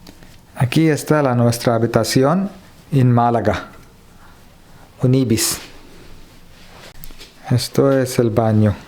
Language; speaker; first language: Spanish; non-native, learner; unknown